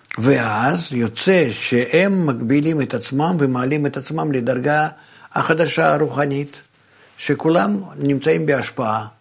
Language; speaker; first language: Hebrew; non-native, fluent; Russian